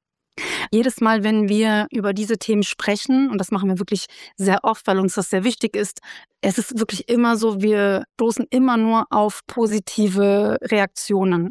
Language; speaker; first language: German; native; German